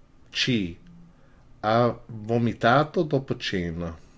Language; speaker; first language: Italian; non-native, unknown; English